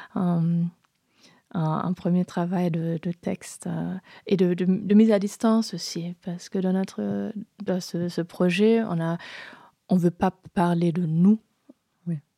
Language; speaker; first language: French; non-native, fluent; German